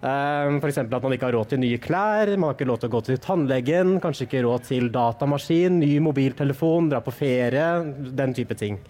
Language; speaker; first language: Norwegian; native; Norwegian